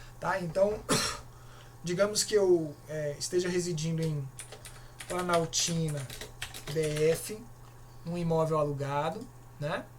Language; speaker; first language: Portuguese; native; Portuguese